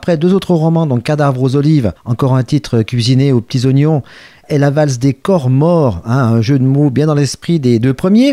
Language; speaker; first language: French; native; French